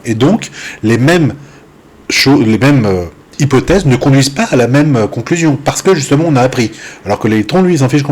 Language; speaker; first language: French; native; French